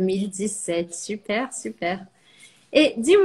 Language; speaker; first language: French; non-native, fluent; Portuguese